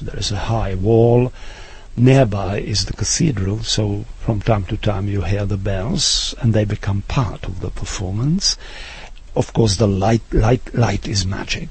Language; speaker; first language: English; non-native, fluent; Czech